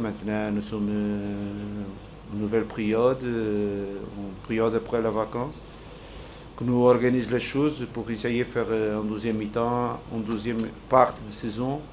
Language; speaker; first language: French; non-native, learner; Portuguese